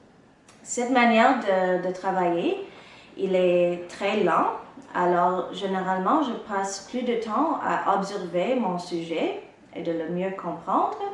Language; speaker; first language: French; non-native, local second language; English